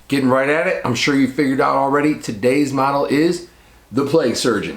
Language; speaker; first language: English; native; English